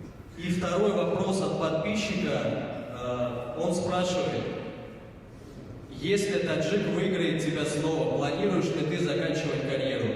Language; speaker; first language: Russian; native; Russian